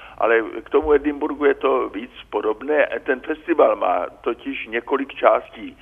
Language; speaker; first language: Czech; native; Czech